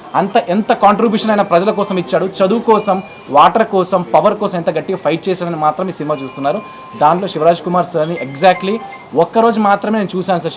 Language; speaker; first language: Telugu; native; Telugu